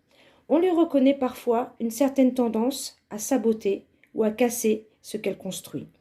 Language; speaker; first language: French; native; French